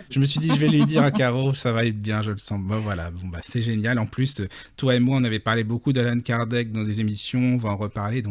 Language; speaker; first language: French; native; French